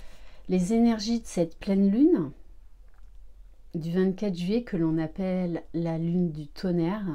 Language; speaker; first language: French; native; French